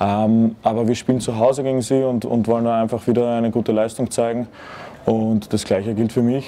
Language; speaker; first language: German; native; German